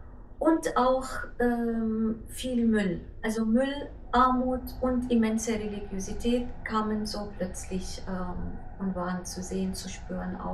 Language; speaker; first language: German; non-native, fluent; Arabic